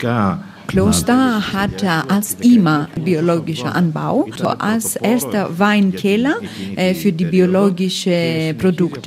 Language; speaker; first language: German; non-native, learner; Greek